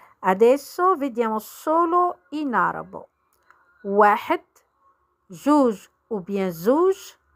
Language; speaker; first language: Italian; non-native, fluent; Arabic